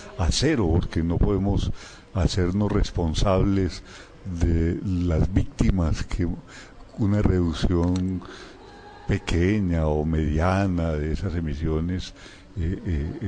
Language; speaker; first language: Spanish; native; Spanish